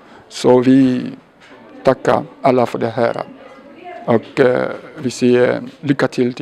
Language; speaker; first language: Swedish; non-native, fluent; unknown